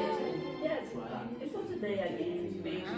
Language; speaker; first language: English; non-native, learner; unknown